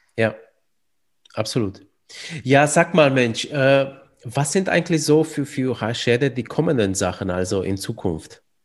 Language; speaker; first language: German; early bilingual, other home language; Romanian